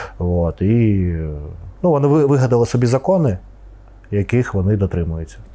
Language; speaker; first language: Ukrainian; non-native, local second language; Russian